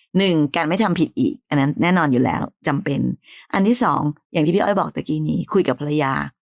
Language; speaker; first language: Thai; native; Thai